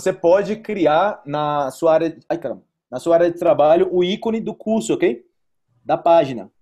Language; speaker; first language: Portuguese; native; Portuguese